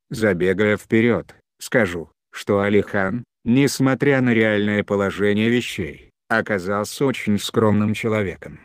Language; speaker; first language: Russian; non-native, local second language; Chechen